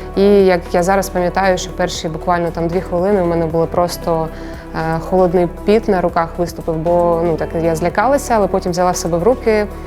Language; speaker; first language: Ukrainian; non-native, local second language; Russian